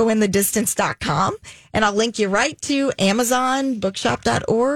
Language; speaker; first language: English; native; English